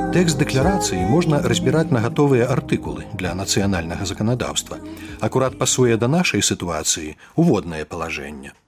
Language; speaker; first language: Belarusian; native; Belarusian